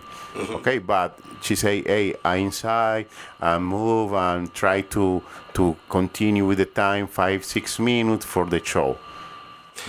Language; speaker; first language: English; non-native, learner; Spanish